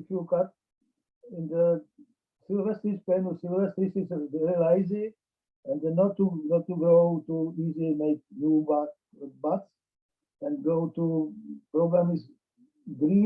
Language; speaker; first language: English; non-native, learner; Czech